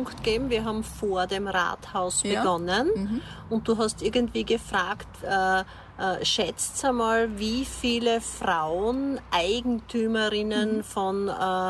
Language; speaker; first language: German; native; German